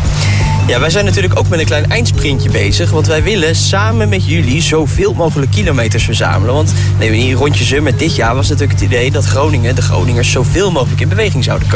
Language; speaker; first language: Dutch; native; Dutch